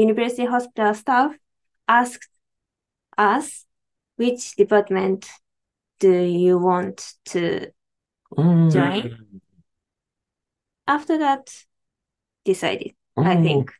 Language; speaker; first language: English; non-native, learner; Japanese